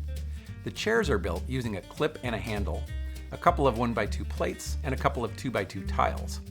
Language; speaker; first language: English; native; English